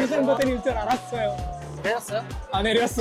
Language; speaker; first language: Korean; non-native, fluent; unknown